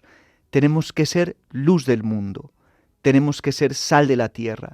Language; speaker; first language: Spanish; native; Spanish